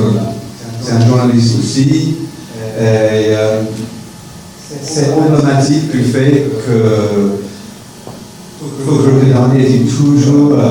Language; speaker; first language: French; non-native, fluent; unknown